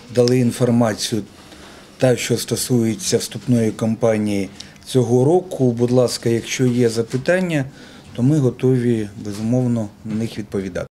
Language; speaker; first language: Ukrainian; non-native, local second language; Russian